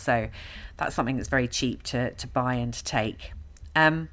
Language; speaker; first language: English; native; English